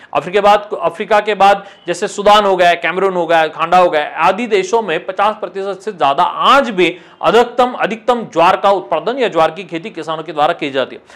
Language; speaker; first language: Hindi; non-native, local second language; Marathi